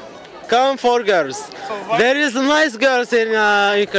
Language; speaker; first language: English; non-native, learner; Arabic